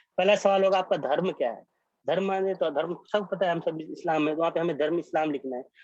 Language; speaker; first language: Hindi; non-native, local second language; Maithili